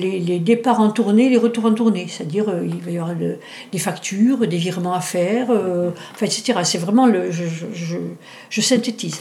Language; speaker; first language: French; native; French